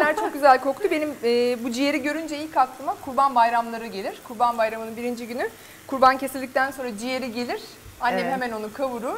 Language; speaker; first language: Turkish; native; Turkish